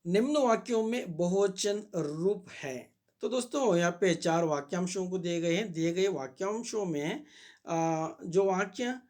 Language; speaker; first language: Hindi; non-native, local second language; Kannada